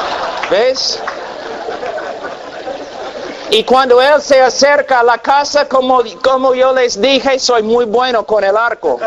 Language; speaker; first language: Spanish; non-native, fluent; English